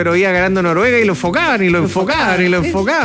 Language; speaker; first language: Spanish; native; Spanish